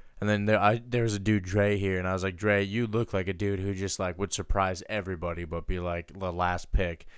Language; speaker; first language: English; native; English